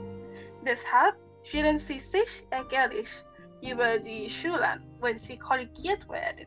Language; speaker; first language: German; non-native, learner; Thai